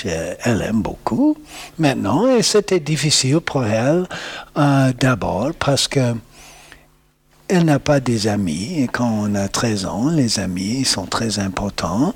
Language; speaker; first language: French; non-native, learner; English